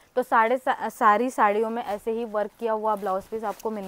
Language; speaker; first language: Hindi; non-native, local second language; Marathi